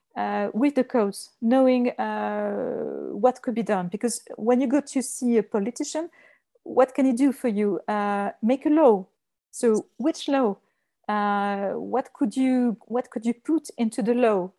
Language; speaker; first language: English; non-native, learner; French